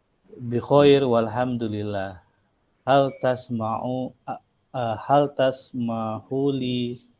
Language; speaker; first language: Arabic; non-native, learner; Indonesian